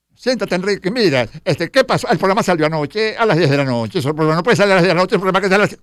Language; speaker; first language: Spanish; native; Spanish